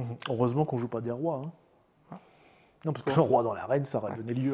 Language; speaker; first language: French; native; French